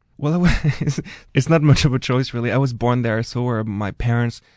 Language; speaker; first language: English; non-native, fluent; French